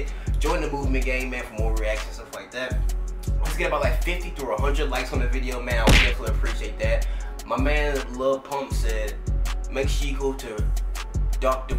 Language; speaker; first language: English; native; English